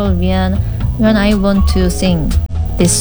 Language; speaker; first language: English; non-native, learner; Korean